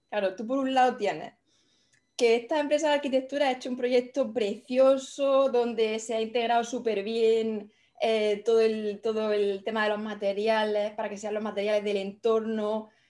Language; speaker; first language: Spanish; native; Spanish